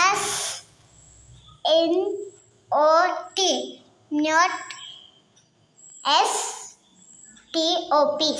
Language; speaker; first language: English; non-native, learner; Malayalam